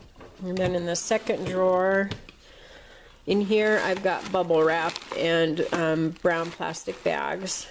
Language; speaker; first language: English; native; English